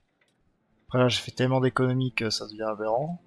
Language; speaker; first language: French; native; French